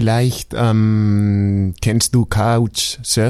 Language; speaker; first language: German; non-native, learner; Spanish